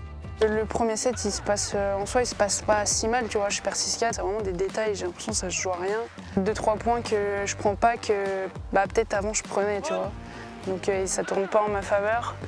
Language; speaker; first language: French; native; French